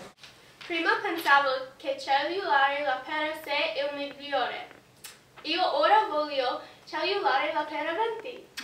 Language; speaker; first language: Italian; non-native, learner; English